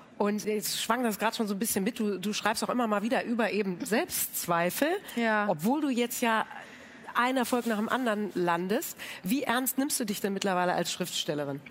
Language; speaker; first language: German; native; German